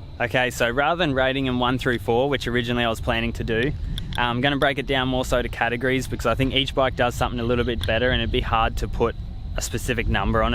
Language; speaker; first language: English; native; English